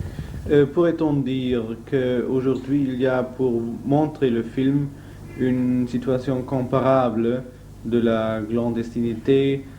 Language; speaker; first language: French; non-native, learner; German